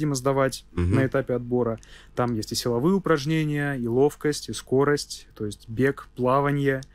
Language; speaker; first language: Russian; non-native, local second language; Armenian